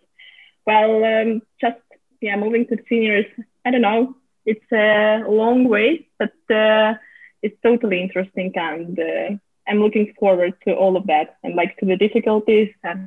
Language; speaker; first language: English; non-native, fluent; Russian